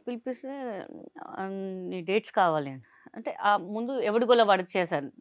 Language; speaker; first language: Telugu; non-native, local second language; Hindi